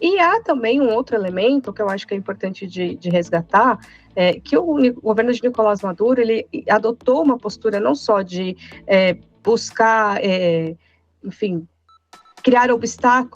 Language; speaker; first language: Portuguese; native; Portuguese